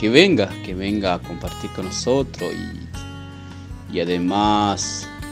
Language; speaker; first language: Spanish; non-native, local second language; Guarani